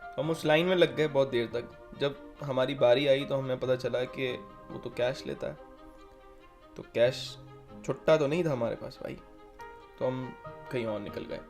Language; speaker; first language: Urdu; native; Urdu